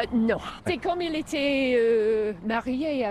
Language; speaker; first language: French; non-native, fluent; English